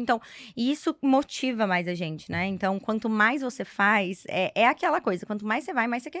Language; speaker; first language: Portuguese; native; Portuguese